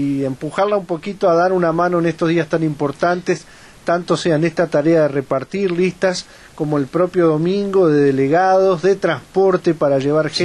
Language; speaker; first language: Spanish; native; Spanish